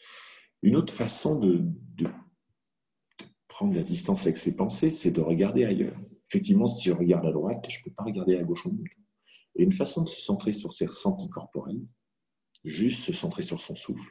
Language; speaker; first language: French; native; French